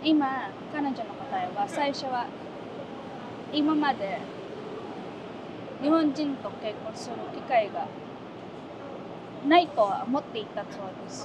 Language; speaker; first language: Japanese; non-native, fluent; Filipino